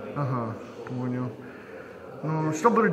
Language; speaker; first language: Russian; non-native, learner; English